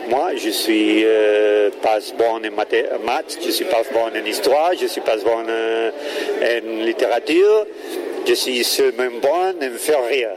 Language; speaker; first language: French; non-native, learner; Catalan